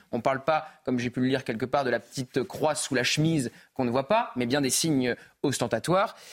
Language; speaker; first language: French; native; French